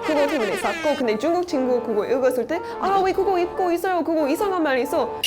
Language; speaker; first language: Korean; non-native, learner; English